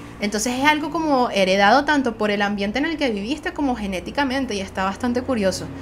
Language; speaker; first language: Spanish; native; Spanish